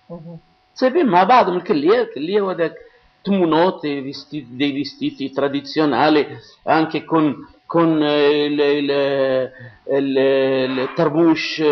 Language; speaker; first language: Italian; non-native, local second language; Arabic